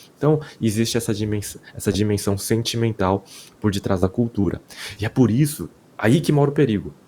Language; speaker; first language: Portuguese; non-native, fluent; Korean